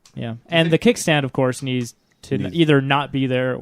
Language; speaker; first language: English; native; English